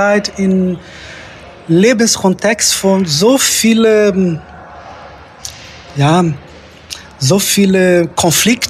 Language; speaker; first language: German; non-native, fluent; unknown